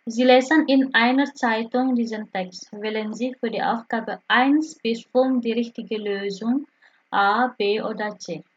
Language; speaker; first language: German; non-native, fluent; Indonesian